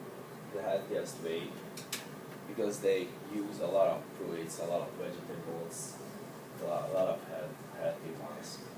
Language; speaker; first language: English; non-native, learner; Hungarian